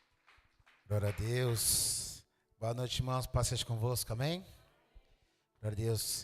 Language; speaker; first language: Portuguese; native; Portuguese